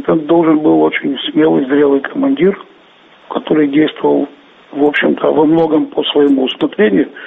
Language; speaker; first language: Russian; native; Russian